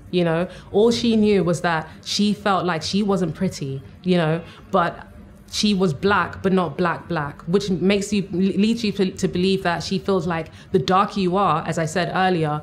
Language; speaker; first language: English; native; English